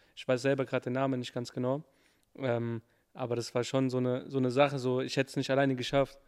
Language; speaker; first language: German; early bilingual, other home language; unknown